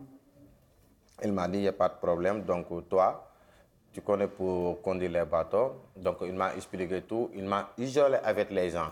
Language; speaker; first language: French; non-native, local second language; Wolof